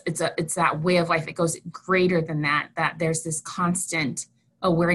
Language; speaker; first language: English; native; English